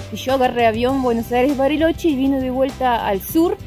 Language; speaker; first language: Spanish; non-native, fluent; Russian